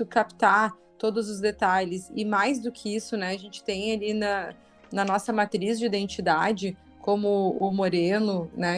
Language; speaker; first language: Portuguese; native; Portuguese